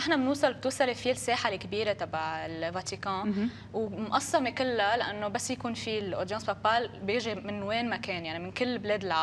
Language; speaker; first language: Arabic; native; Arabic